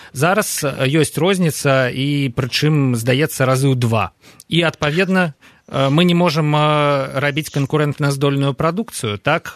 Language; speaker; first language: Belarusian; native; Belarusian